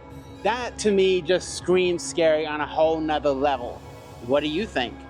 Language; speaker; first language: English; native; English